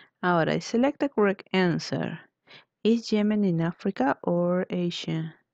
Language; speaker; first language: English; non-native, fluent; Spanish